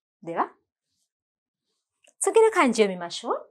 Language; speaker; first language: Japanese; non-native, fluent; Sinhala